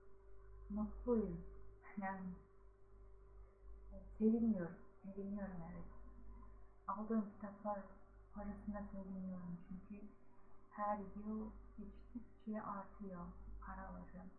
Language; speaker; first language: Turkish; non-native, fluent; Kazakh